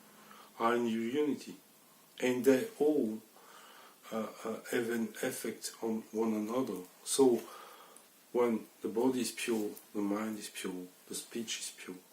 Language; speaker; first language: English; non-native, fluent; French